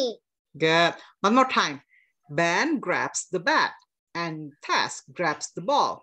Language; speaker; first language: English; non-native, fluent; Indonesian